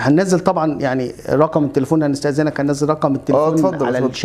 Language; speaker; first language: Arabic; native; Arabic